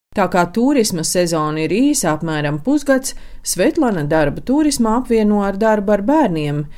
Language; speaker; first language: Latvian; native; Latvian